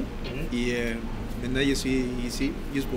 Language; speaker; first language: French; non-native, learner; Spanish